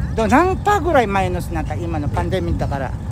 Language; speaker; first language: Japanese; non-native, learner; Filipino